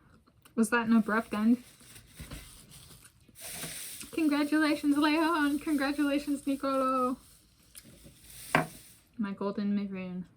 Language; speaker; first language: English; native; English